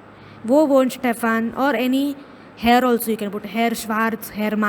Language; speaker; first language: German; non-native, fluent; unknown